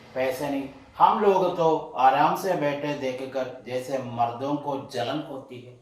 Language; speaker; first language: Hindi; non-native, local second language; Malayalam